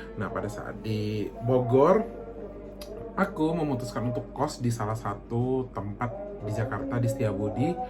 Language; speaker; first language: Indonesian; native; Indonesian